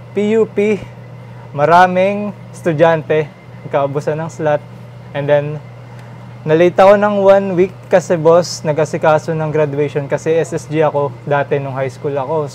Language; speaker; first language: Filipino; native; Filipino